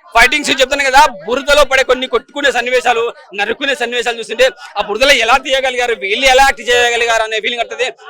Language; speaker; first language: Telugu; native; Telugu